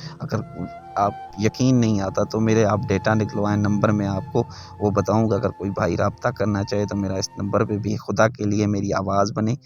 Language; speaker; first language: Urdu; non-native, local second language; Sindhi